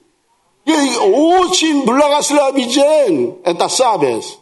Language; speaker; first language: Russian; non-native, learner; Korean